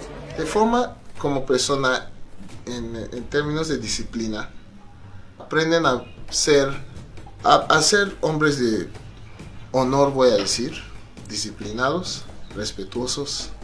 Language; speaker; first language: Spanish; non-native, fluent; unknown